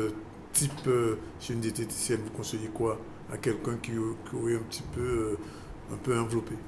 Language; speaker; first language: French; native; French